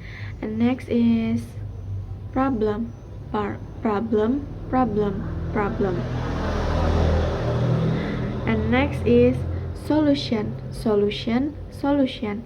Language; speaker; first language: English; non-native, learner; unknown